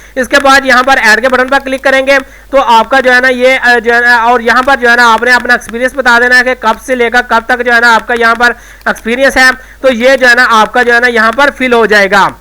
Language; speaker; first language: Urdu; non-native, local second language; Punjabi